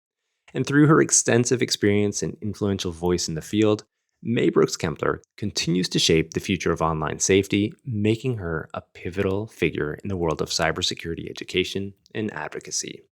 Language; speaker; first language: English; native; English